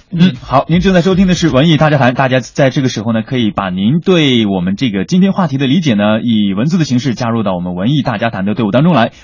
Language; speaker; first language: Chinese; native; Chinese